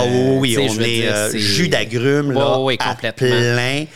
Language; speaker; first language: French; native; French